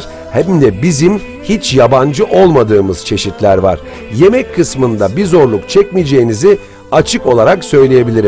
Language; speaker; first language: Turkish; native; Turkish